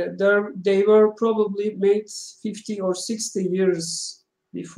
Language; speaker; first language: English; non-native, learner; Turkish